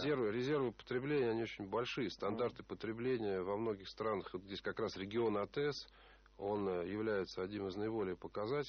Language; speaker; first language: Russian; native; Russian